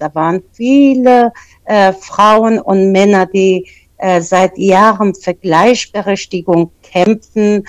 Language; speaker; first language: German; non-native, fluent; Persian